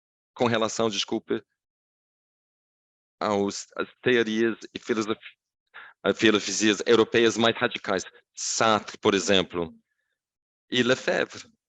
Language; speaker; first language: Portuguese; non-native, fluent; English